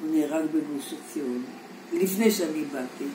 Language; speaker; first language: Hebrew; non-native, fluent; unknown